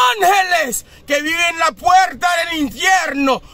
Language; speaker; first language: Spanish; non-native, fluent; Haitian Creole